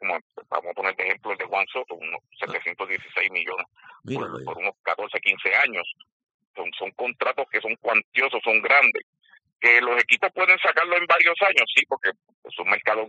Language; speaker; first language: Spanish; native; Spanish